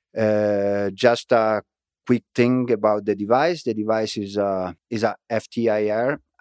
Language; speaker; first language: English; non-native, fluent; Italian